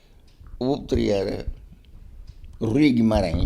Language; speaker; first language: Portuguese; non-native, local second language; Konkani